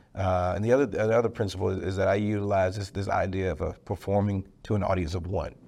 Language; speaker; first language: English; native; English